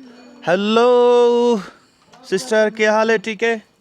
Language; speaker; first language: Hindi; non-native, learner; Bangla